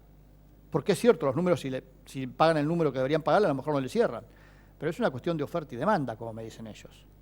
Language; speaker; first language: Spanish; native; Spanish